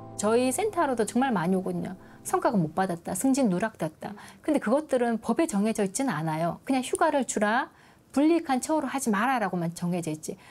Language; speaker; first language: Korean; native; Korean